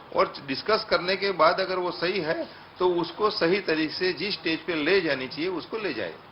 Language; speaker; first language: Hindi; non-native, local second language; Gujarati